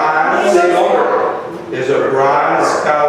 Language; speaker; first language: English; native; English